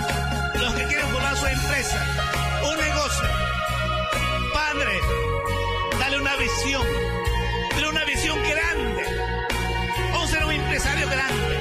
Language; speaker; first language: Spanish; native; Spanish